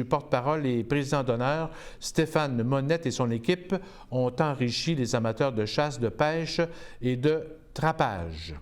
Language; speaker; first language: French; native; French